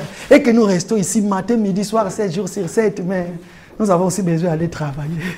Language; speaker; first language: French; non-native, local second language; Lingala